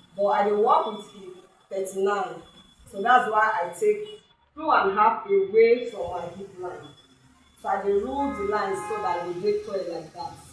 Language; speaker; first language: Nigerian Pidgin; native; Nigerian Pidgin